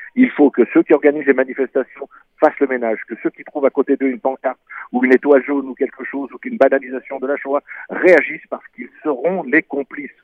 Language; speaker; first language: French; native; French